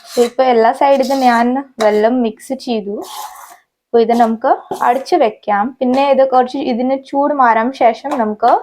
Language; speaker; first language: Malayalam; non-native, learner; Hindi